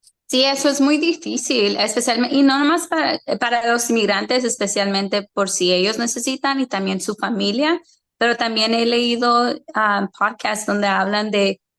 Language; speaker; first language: Spanish; early bilingual, heritage; Spanish